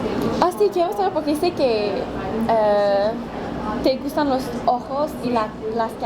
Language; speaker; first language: Spanish; non-native, learner; French